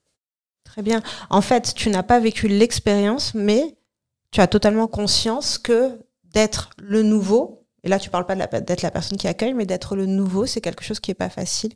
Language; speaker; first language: French; native; French